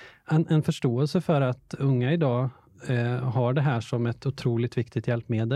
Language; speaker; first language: Swedish; native; Swedish